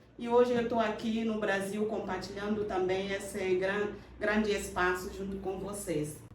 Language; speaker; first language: Portuguese; non-native, fluent; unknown